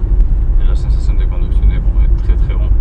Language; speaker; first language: French; non-native, learner; Spanish